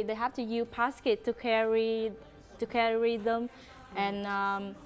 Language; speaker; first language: English; non-native, learner; Vietnamese